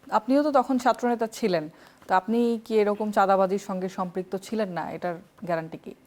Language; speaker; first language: Bangla; native; Bangla